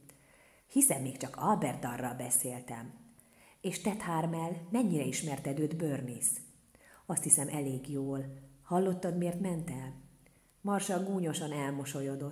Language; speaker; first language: Hungarian; native; Hungarian